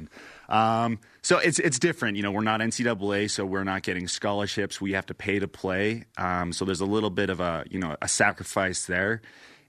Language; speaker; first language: English; native; English